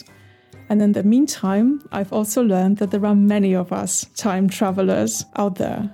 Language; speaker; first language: English; non-native, fluent; Polish